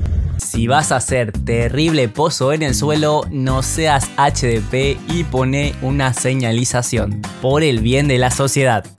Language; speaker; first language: Spanish; native; Spanish